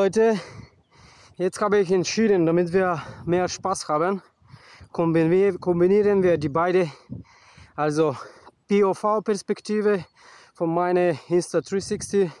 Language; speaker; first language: German; non-native, fluent; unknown